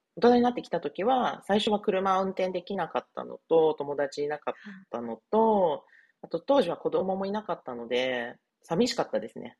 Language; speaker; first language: Japanese; native; Japanese